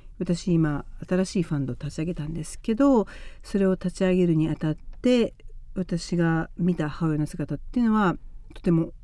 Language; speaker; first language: Japanese; native; Japanese